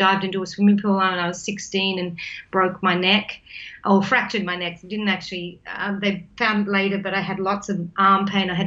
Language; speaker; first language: English; native; English